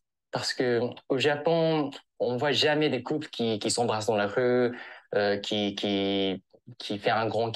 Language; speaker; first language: French; non-native, fluent; Japanese